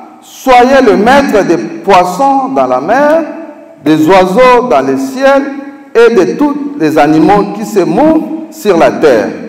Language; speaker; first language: French; non-native, local second language; Lingala